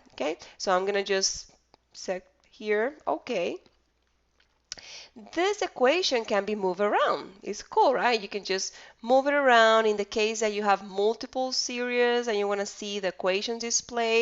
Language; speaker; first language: English; non-native, fluent; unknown